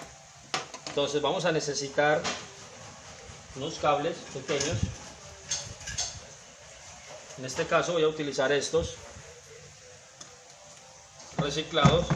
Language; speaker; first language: Spanish; native; Spanish